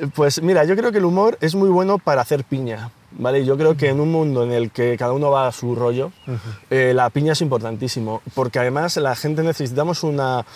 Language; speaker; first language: Spanish; native; Spanish